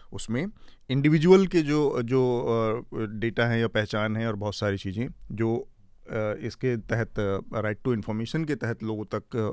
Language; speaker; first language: Hindi; native; Hindi